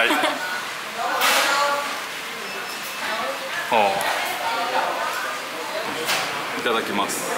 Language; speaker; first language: Japanese; native; Japanese